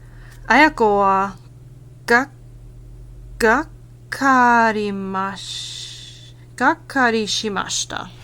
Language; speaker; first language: Japanese; non-native, learner; English